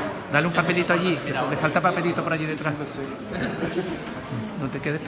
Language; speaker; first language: Spanish; native; Spanish